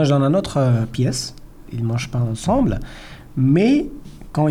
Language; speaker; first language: French; non-native, learner; Persian